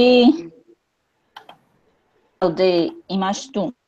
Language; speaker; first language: English; non-native, learner; Spanish